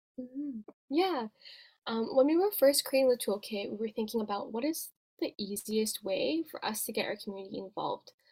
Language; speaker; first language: English; native; English